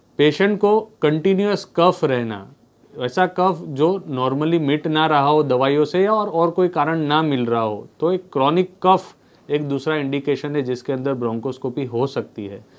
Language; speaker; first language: Hindi; non-native, local second language; Gujarati